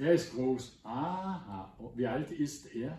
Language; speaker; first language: German; non-native, fluent; Danish